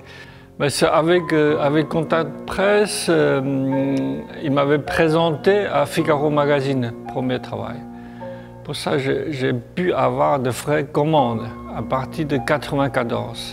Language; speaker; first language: French; non-native, learner; Chinese